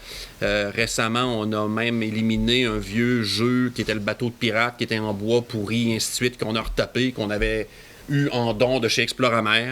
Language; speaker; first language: French; native; French